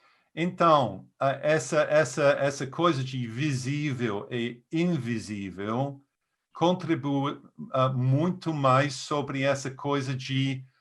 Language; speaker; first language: Portuguese; non-native, fluent; English